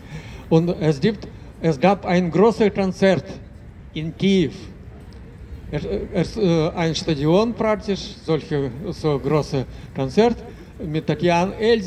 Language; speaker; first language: German; non-native, fluent; Russian